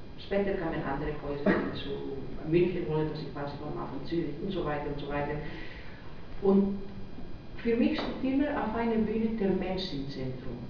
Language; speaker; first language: German; non-native, fluent; Greek